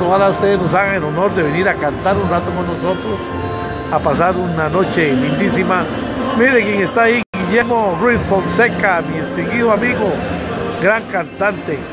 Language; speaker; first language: Spanish; native; Spanish